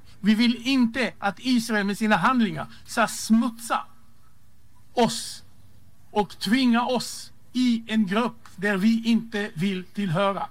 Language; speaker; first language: Swedish; non-native, fluent; Hebrew